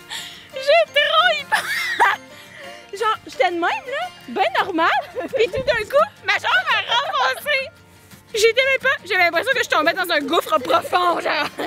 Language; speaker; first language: French; native; French